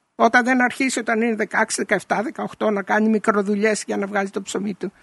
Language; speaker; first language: Greek; early bilingual, heritage; Greek